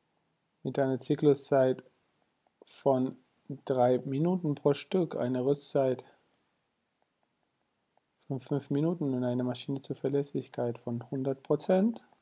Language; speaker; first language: German; non-native, fluent; Spanish